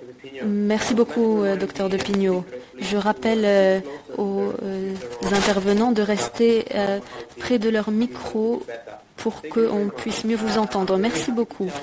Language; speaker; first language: French; native; French